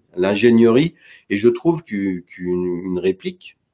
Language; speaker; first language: French; native; French